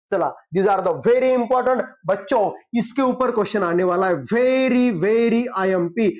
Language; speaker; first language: Hindi; non-native, local second language; Marathi